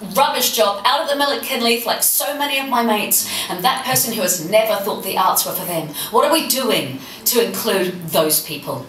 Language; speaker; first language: English; native; English